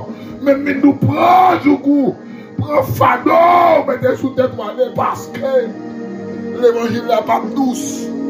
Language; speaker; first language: French; non-native, local second language; Haitian Creole